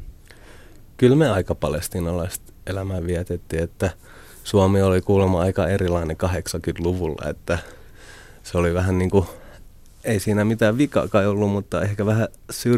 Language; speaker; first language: Finnish; early bilingual, other home language; Arabic